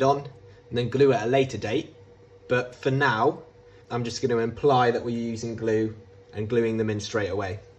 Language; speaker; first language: English; native; English